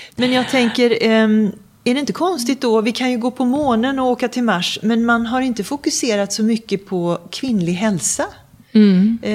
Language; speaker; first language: Swedish; native; Swedish